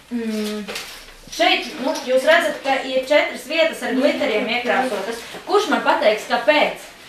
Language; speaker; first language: Latvian; native; Latvian